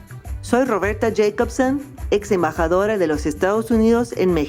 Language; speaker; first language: Spanish; non-native, fluent; English